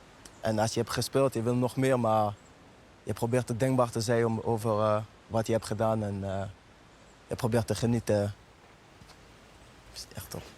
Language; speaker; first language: Dutch; non-native, learner; French